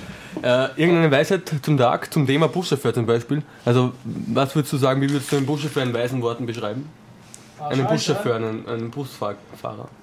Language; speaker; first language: German; native; German